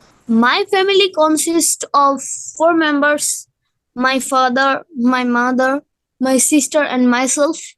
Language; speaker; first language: English; non-native, learner; Bangla